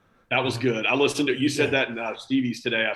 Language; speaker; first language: English; native; English